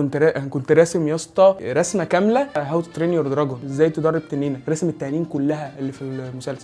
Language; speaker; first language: Arabic; native; Arabic